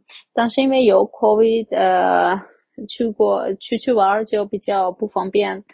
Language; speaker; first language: Chinese; non-native, fluent; Armenian